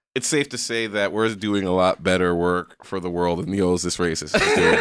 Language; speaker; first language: English; native; English